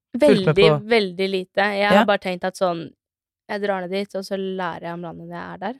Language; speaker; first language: Norwegian; native; Norwegian